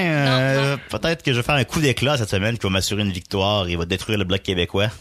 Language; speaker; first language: French; native; French